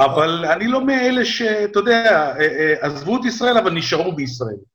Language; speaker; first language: Hebrew; native; Hebrew